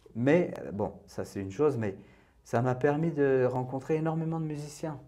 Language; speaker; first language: French; non-native, fluent; Persian